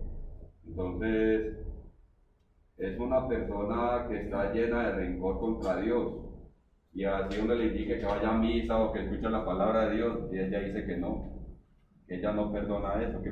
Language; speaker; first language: Spanish; native; Spanish